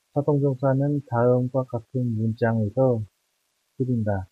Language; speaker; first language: Korean; non-native, fluent; Vietnamese